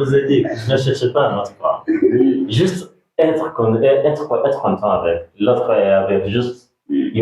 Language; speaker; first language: French; non-native, learner; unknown